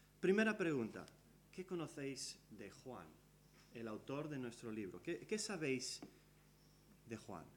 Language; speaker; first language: Spanish; early bilingual, other home language; English